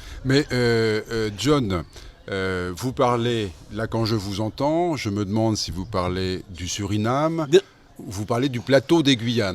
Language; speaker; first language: French; native; French